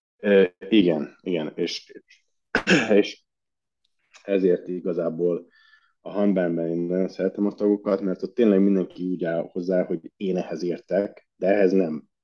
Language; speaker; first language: Hungarian; early bilingual, heritage; Hungarian